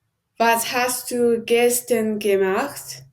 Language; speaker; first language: German; non-native, learner; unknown